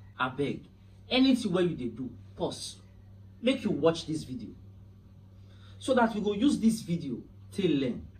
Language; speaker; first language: Nigerian Pidgin; native; Nigerian Pidgin